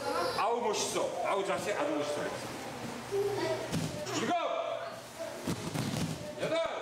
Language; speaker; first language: Korean; non-native, learner; French